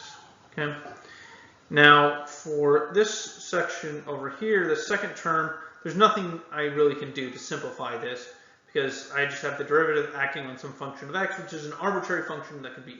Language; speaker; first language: English; native; English